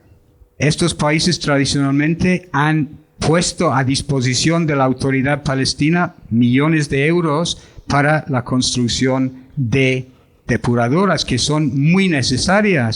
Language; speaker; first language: Spanish; non-native, fluent; English